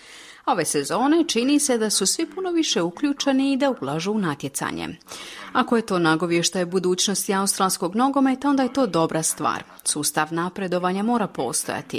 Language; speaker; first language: Croatian; native; Croatian